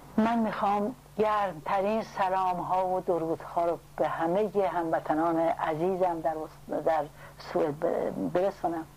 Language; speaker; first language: Persian; native; Persian